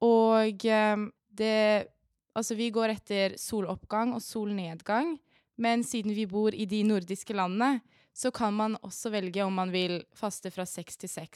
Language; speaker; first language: Norwegian; early bilingual, other home language; Persian